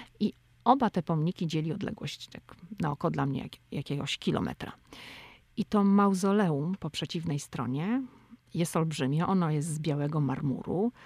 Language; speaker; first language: Polish; native; Polish